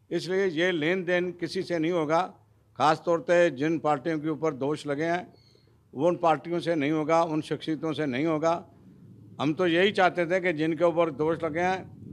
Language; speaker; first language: Hindi; non-native, local second language; Punjabi